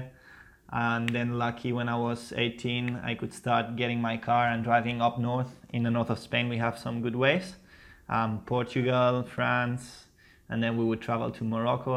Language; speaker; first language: English; non-native, fluent; Spanish